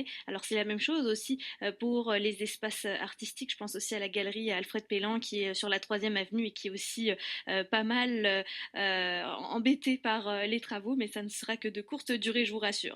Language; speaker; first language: French; native; French